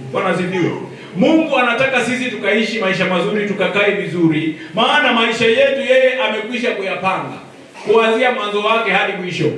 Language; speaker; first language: Swahili; non-native, local second language; Luyia